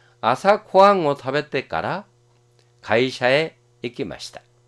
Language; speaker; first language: Japanese; non-native, fluent; Korean